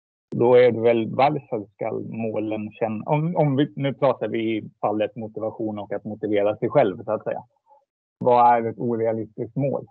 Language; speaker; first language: Swedish; native; Swedish